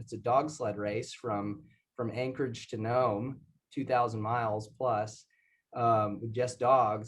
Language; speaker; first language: English; native; English